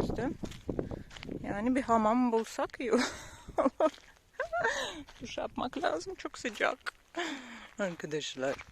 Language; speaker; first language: Turkish; non-native, learner; Russian